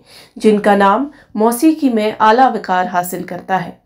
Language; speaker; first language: Hindi; non-native, local second language; Kashmiri